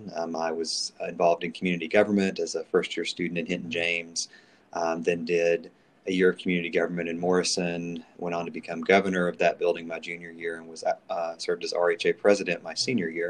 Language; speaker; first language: English; native; English